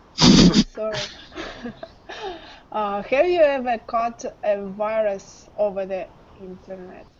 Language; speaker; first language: English; non-native, learner; Russian